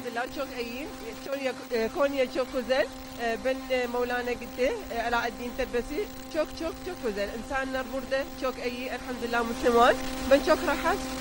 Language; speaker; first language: Turkish; non-native, learner; Arabic